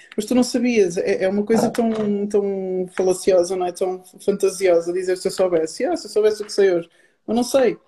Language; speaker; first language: Portuguese; native; Portuguese